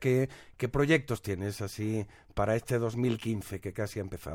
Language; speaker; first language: Spanish; native; Spanish